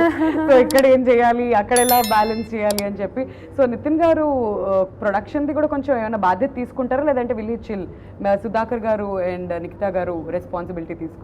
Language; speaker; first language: Telugu; native; Telugu